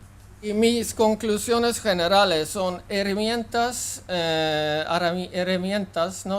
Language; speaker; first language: Spanish; non-native, fluent; Swedish